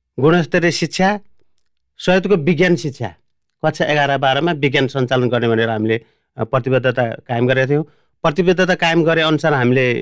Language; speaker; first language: Nepali; native; Nepali